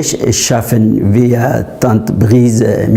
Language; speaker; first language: German; non-native, learner; Arabic